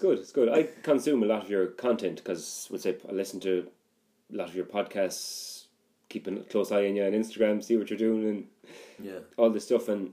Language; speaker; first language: English; native; English